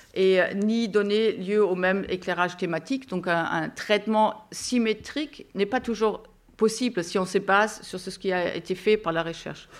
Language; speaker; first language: French; non-native, fluent; German